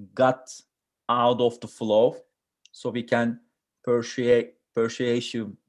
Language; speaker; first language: English; non-native, learner; Turkish